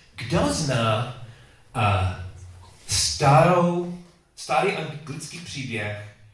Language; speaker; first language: Czech; non-native, learner; English